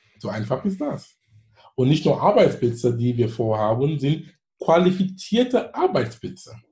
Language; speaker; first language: German; non-native, fluent; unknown